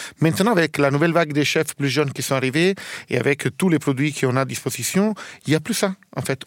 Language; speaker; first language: French; non-native, fluent; Italian